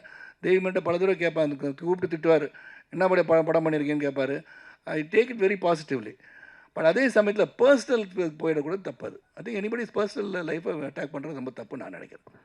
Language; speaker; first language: Tamil; native; Tamil